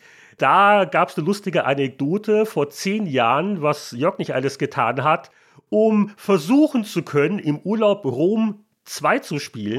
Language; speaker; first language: German; native; German